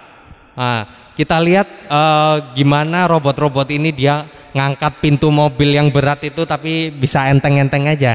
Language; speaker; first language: Indonesian; native; Indonesian